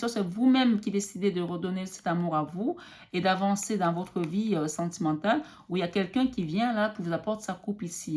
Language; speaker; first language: French; native; French